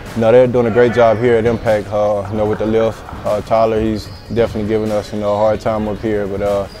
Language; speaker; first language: English; native; English